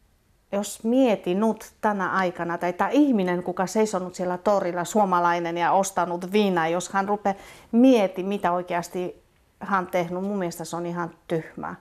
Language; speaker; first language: Finnish; non-native, fluent; Polish